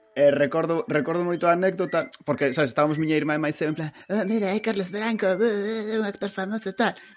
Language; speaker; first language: Galician; native; Galician